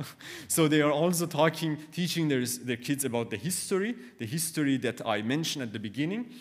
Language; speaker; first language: English; non-native, fluent; Persian